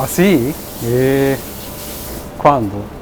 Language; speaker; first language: Italian; non-native, learner; Japanese